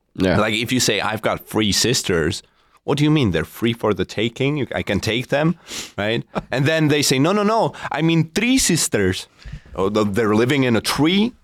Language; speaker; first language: English; non-native, fluent; Czech